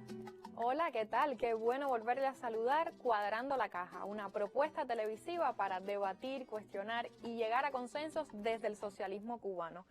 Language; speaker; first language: Spanish; native; Spanish